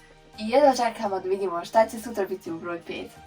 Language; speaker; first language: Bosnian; early bilingual, heritage; Serbian